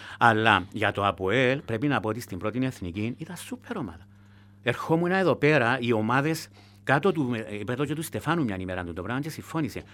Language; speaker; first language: Greek; native; Greek